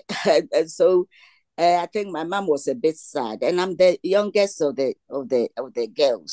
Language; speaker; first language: English; non-native, local second language; Ga